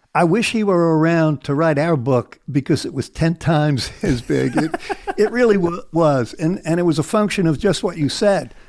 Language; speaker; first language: English; native; English